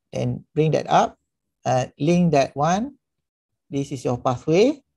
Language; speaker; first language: English; non-native, local second language; Malay